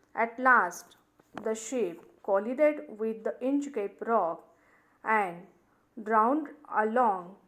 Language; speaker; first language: English; non-native, local second language; Marathi